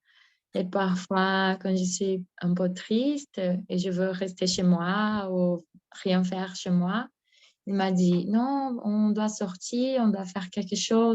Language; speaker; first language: French; non-native, learner; Portuguese